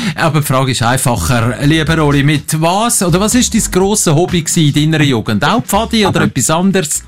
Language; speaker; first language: German; native; German